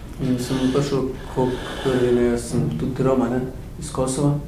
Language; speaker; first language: Slovenian; non-native, learner; Albanian